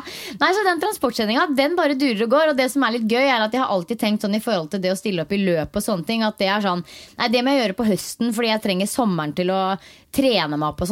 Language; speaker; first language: Norwegian; native; Norwegian